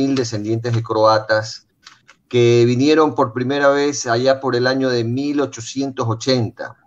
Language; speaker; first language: Spanish; native; Spanish